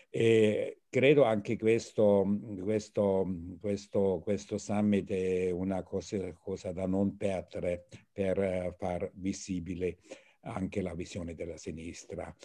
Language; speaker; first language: Italian; non-native, fluent; German